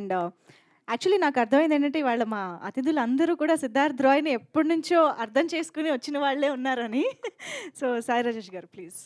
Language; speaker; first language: Telugu; native; Telugu